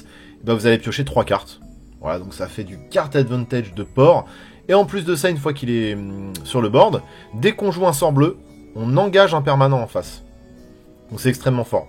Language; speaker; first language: French; native; French